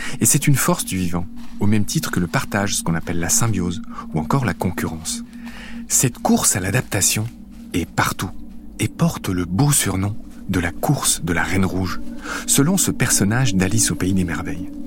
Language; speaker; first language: French; native; French